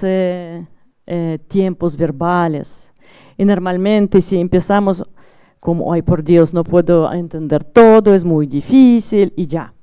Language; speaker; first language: Spanish; non-native, learner; Russian